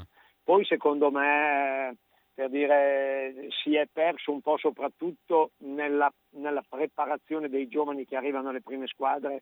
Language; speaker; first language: Italian; native; Italian